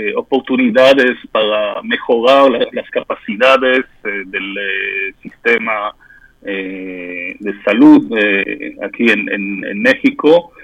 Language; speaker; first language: Spanish; non-native, fluent; French